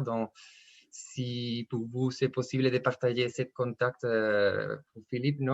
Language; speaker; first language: French; non-native, fluent; Spanish